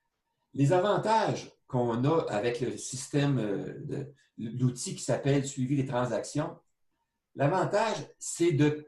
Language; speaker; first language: French; native; French